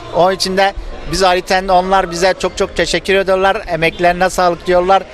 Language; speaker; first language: Turkish; native; Turkish